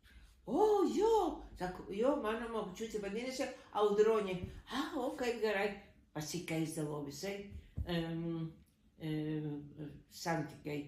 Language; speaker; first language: Lithuanian; early bilingual, heritage; Lithuanian